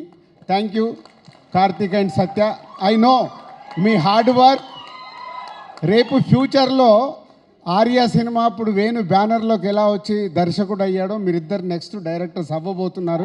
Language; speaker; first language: Telugu; native; Telugu